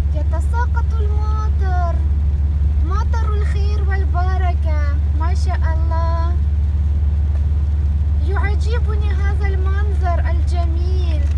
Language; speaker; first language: Arabic; non-native, fluent; Ukrainian